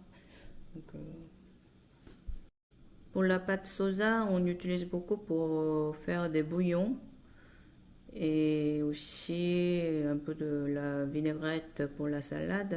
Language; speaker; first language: French; non-native, fluent; Korean